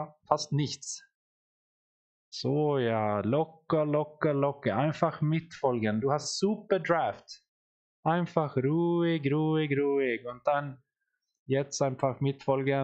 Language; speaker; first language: German; non-native, fluent; Swedish